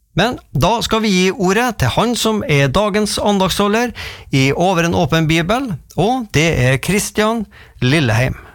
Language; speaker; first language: Norwegian; native; Norwegian